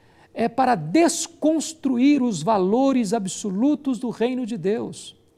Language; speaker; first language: Portuguese; native; Portuguese